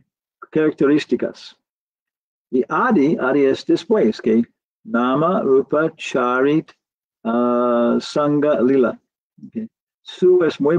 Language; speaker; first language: Spanish; non-native, learner; English